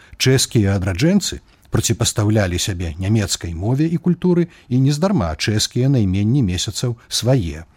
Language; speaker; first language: Belarusian; native; Belarusian